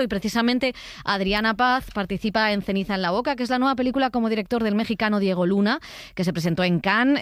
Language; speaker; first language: Spanish; native; Spanish